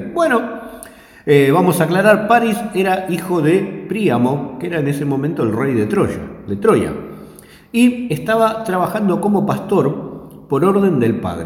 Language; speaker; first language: Spanish; native; Spanish